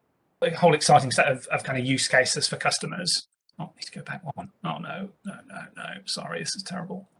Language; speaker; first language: English; native; English